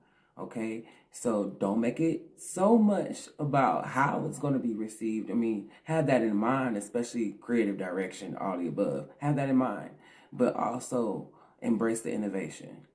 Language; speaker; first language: English; native; English